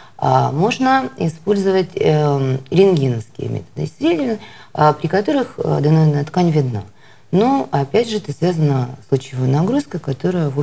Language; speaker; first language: Russian; native; Russian